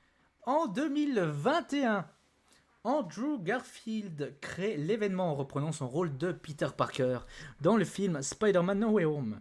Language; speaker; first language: French; native; French